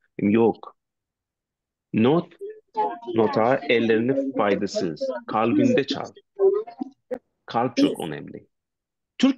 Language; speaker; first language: Turkish; non-native, learner; Persian